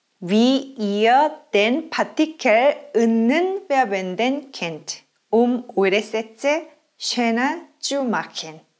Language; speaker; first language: German; non-native, fluent; Korean